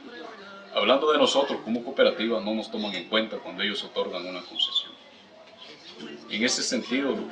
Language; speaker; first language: Spanish; native; Spanish